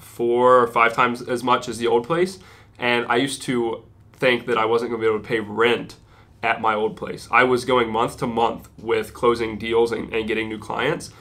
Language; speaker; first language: English; native; English